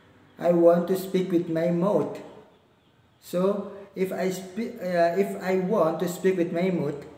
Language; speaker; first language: English; non-native, learner; Indonesian